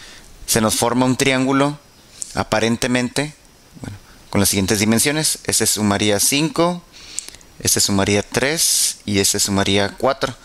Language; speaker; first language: Spanish; native; Spanish